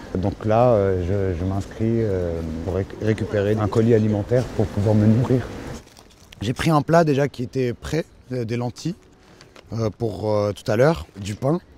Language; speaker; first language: French; non-native, local second language; Arabic